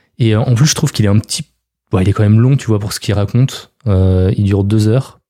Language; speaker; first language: French; native; French